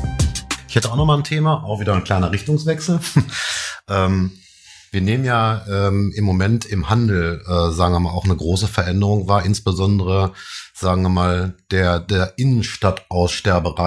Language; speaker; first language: German; native; German